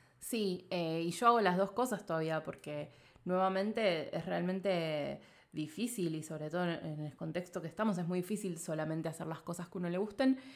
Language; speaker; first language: Spanish; native; Spanish